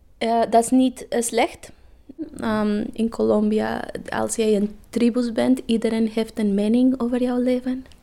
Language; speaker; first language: Dutch; non-native, learner; Spanish